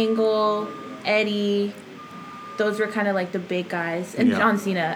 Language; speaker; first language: English; early bilingual, other home language; Spanish